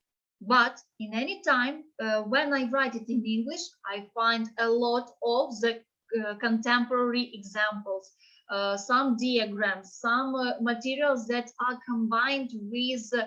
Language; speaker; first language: English; non-native, fluent; Ukrainian